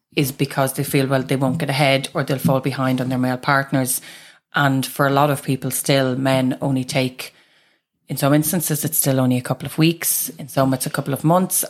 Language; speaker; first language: English; native; English